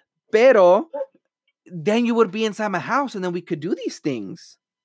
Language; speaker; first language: English; early bilingual, other home language; Spanish